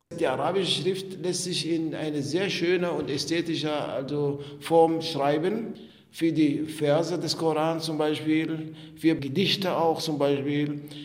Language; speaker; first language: German; non-native, fluent; Arabic